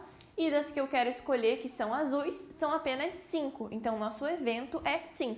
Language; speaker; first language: Portuguese; native; Portuguese